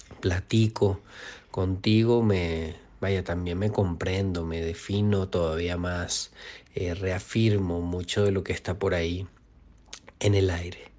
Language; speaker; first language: Spanish; native; Spanish